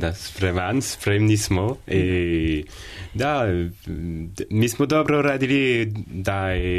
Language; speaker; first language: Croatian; non-native, learner; French